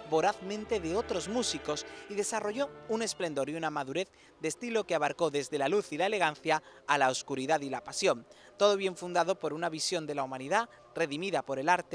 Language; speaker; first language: Spanish; native; Spanish